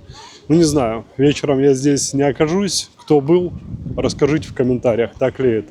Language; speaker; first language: Russian; native; Russian